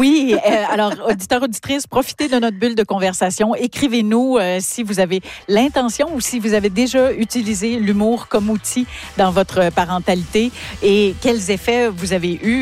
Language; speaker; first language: French; native; French